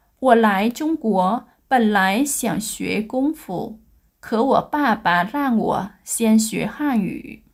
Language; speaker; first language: Chinese; non-native, learner; Vietnamese